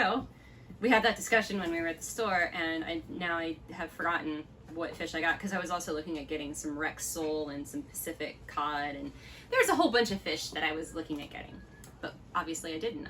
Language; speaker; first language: English; native; English